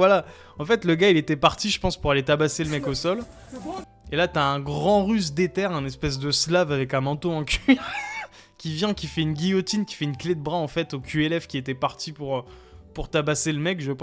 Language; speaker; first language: French; native; French